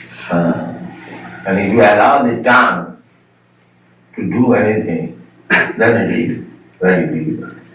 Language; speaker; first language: English; non-native, local second language; Bangla